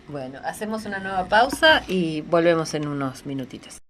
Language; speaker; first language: Spanish; native; Spanish